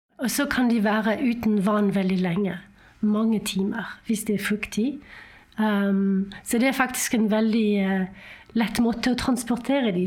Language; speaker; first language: Norwegian; non-native, fluent; French